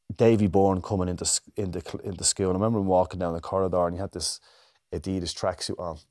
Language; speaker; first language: English; native; English